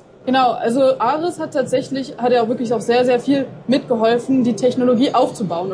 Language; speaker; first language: German; native; German